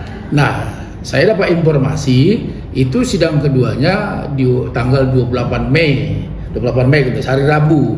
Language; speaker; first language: Indonesian; native; Indonesian